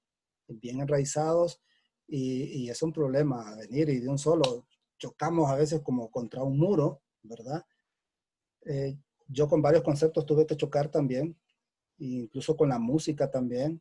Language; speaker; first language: Spanish; native; Spanish